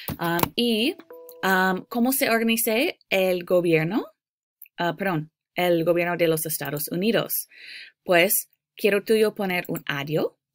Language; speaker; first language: Spanish; non-native, fluent; English